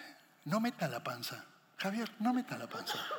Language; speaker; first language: Spanish; native; Spanish